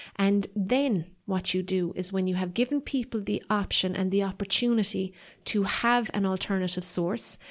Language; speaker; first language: English; native; English